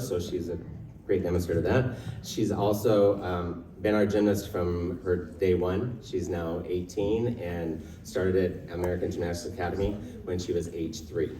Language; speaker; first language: English; native; English